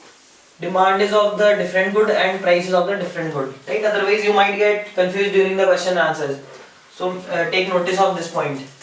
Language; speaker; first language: English; non-native, local second language; Hindi